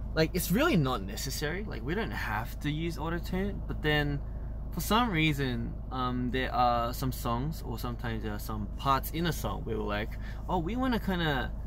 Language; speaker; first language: English; early bilingual, other home language; Korean